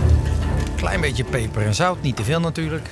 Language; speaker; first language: Dutch; native; Dutch